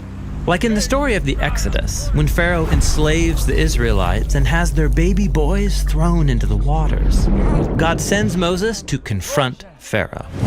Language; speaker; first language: English; native; English